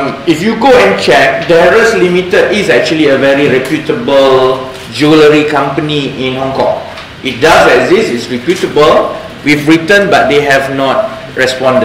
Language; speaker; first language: English; non-native, local second language; Malay